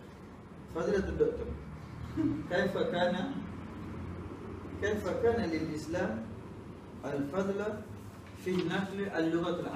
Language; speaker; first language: Arabic; non-native, learner; Malay